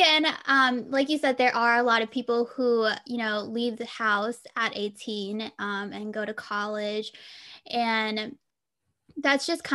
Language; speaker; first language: English; native; English